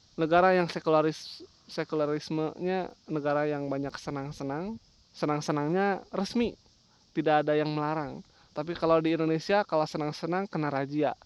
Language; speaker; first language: Indonesian; non-native, local second language; Sundanese